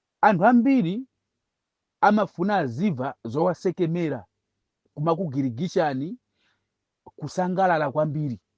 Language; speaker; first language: Nyanja; non-native, local second language; Tumbuka